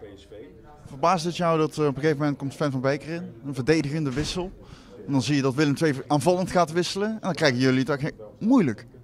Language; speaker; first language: Dutch; native; Dutch